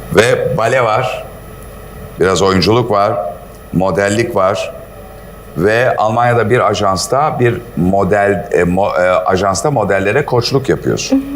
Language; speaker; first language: Turkish; native; Turkish